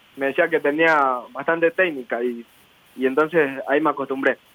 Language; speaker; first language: Spanish; native; Spanish